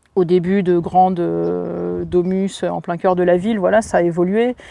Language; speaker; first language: French; native; French